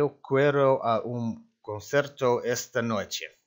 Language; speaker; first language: Portuguese; non-native, learner; Dutch